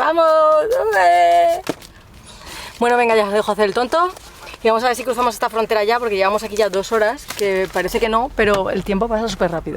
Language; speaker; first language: Spanish; native; Spanish